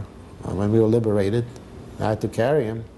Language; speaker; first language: English; non-native, fluent; Hungarian